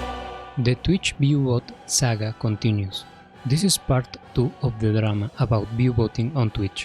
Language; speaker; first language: English; non-native, fluent; Spanish